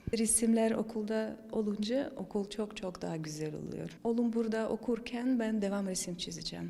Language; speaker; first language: Turkish; non-native, fluent; Russian